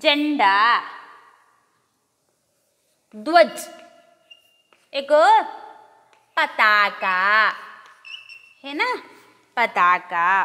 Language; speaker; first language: Hindi; non-native, local second language; Kannada